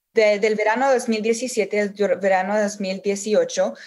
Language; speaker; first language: Spanish; early bilingual, heritage; Spanish